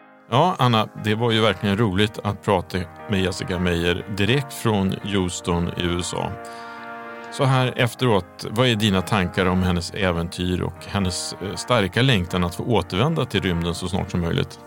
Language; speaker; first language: Swedish; native; Swedish